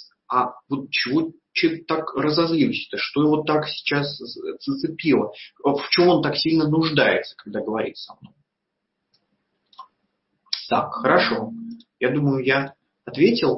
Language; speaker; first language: Russian; native; Russian